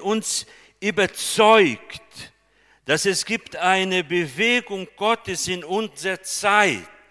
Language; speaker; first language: German; non-native, fluent; Portuguese